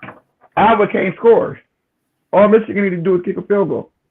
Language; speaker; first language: English; native; English